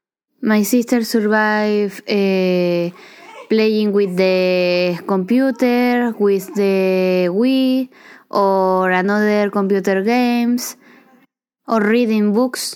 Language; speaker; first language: English; non-native, learner; Spanish